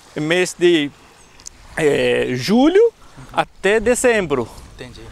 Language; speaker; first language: Portuguese; non-native, fluent; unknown